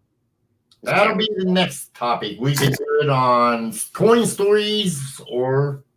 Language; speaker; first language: English; native; English